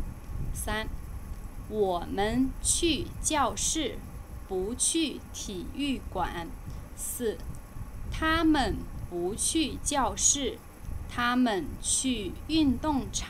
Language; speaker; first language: Chinese; non-native, fluent; Lao